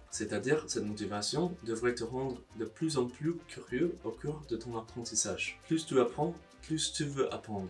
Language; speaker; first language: French; non-native, learner; English